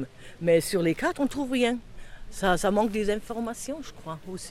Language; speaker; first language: French; non-native, fluent; German